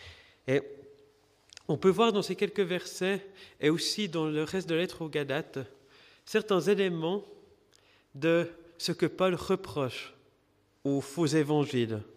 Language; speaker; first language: French; native; French